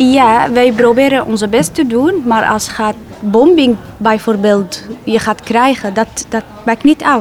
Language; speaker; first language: Dutch; non-native, learner; Arabic